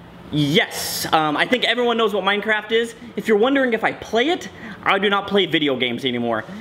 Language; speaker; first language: English; native; English